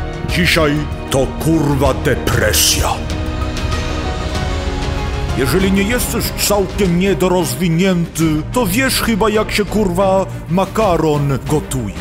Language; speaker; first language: Polish; early bilingual, heritage; Polish